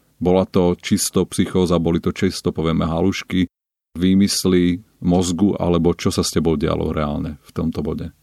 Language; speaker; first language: Slovak; native; Slovak